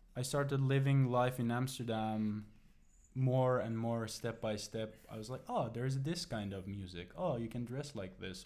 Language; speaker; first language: English; non-native, fluent; Persian